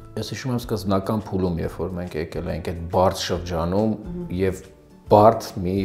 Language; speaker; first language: Armenian; early bilingual, other home language; Russian